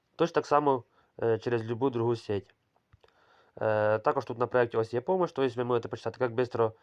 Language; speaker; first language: Russian; non-native, local second language; Ukrainian